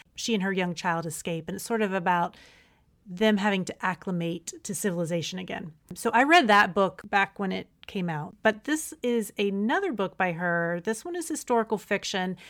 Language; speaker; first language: English; native; English